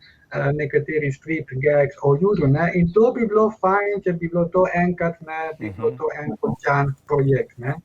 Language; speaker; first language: Slovenian; non-native, fluent; Spanish